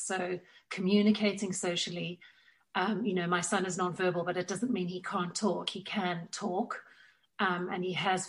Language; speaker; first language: English; native; English